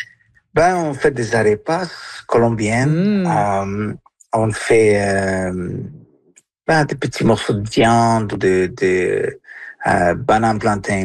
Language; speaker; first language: French; non-native, fluent; Spanish